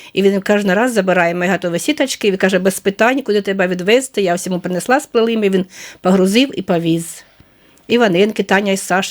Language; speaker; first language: Ukrainian; native; Ukrainian